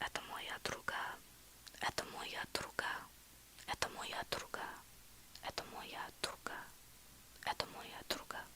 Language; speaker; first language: Russian; non-native, learner; English